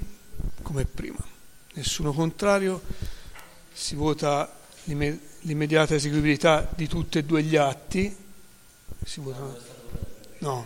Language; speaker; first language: Italian; native; Italian